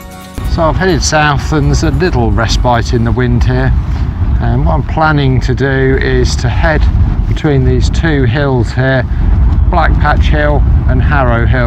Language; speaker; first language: English; native; English